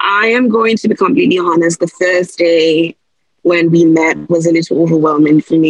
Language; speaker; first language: English; non-native, local second language; Yoruba